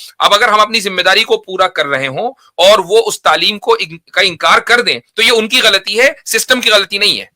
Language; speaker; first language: Urdu; native; Urdu